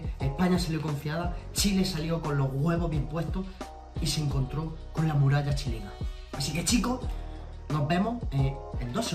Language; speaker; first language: Spanish; native; Spanish